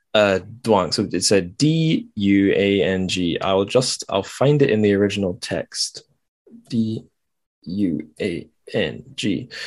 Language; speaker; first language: English; native; English